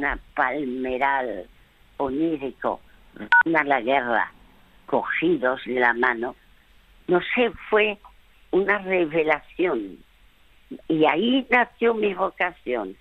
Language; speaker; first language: Spanish; early bilingual, other home language; French